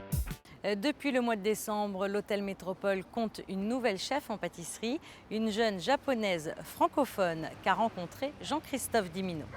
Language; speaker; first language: French; native; French